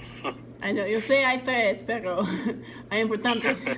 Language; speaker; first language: Spanish; non-native, learner; English